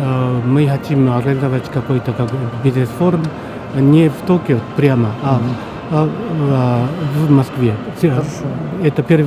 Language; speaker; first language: Russian; non-native, fluent; Japanese